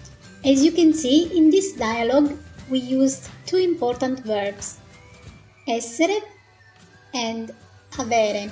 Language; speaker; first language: English; non-native, fluent; Italian